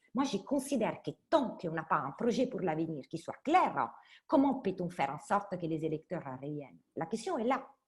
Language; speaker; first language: French; non-native, fluent; Italian